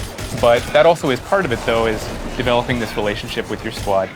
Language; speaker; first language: English; native; English